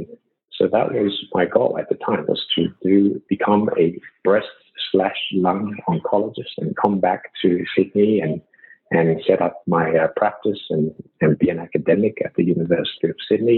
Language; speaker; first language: English; native; English